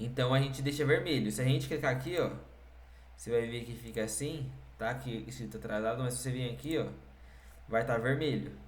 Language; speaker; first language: Portuguese; native; Portuguese